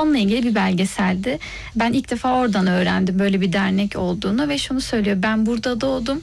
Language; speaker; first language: Turkish; native; Turkish